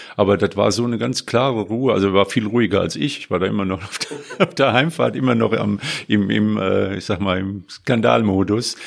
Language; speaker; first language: German; native; German